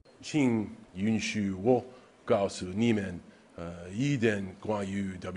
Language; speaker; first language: Chinese; non-native, learner; English